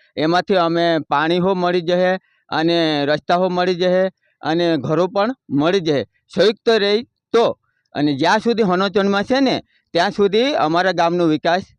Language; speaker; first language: Gujarati; non-native, local second language; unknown